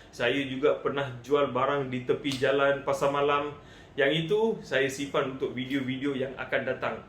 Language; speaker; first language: Malay; non-native, local second language; Tamil